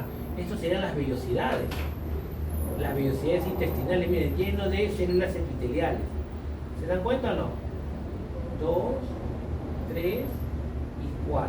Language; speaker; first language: Spanish; native; Spanish